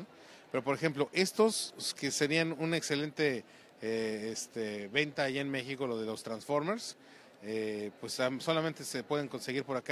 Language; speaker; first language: Spanish; native; Spanish